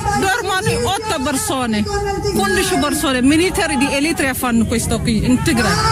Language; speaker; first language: Italian; non-native, learner; Tigrinya